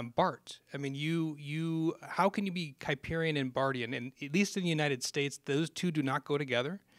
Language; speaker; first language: English; native; English